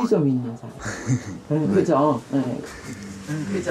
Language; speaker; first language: Korean; native; Korean